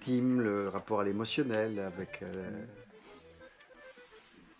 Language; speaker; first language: French; native; French